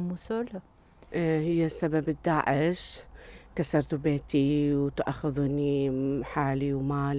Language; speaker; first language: Arabic; non-native, local second language; Kurdish